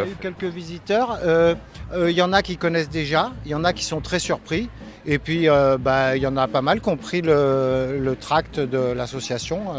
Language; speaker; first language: French; native; French